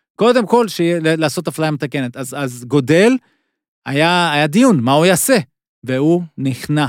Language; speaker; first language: Hebrew; native; Hebrew